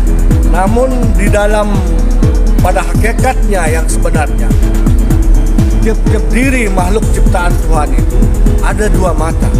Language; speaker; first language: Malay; non-native, local second language; Sasak